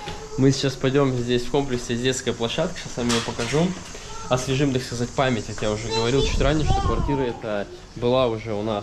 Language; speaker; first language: Russian; native; Russian